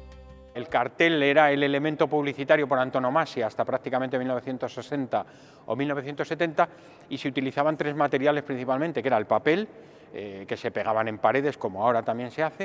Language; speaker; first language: Spanish; native; Spanish